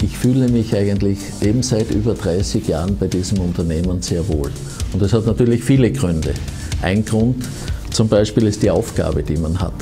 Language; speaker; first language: German; native; German